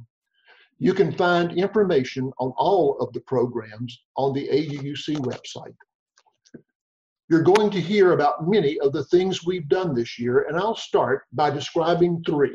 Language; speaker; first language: English; native; English